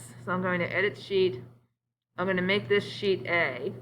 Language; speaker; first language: English; native; English